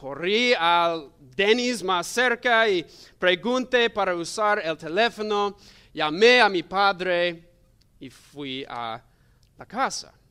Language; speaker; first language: Spanish; non-native, learner; English